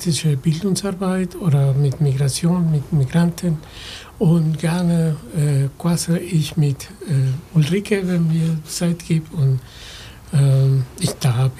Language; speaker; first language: German; non-native, fluent; Spanish